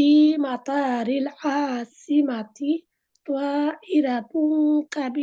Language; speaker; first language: Arabic; non-native, learner; Bangla